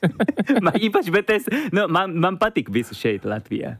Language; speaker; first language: Latvian; non-native, learner; Japanese